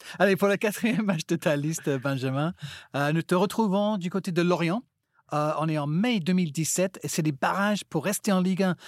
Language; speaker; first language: French; non-native, fluent; English